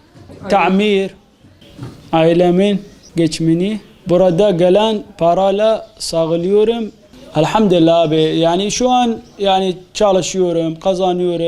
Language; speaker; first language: Turkish; non-native, learner; Arabic